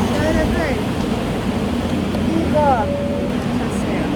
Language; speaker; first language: Korean; early bilingual, heritage; English